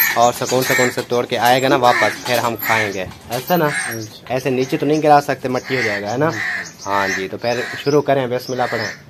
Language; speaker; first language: Urdu; non-native, local second language; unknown